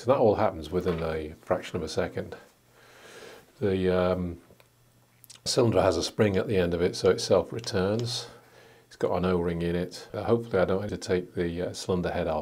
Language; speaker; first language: English; native; English